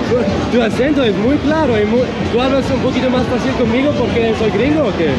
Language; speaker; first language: Spanish; non-native, learner; Swiss German